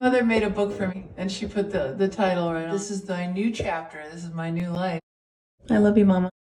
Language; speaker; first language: English; native; English